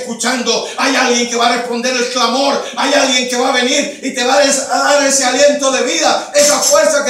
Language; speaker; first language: Spanish; native; Spanish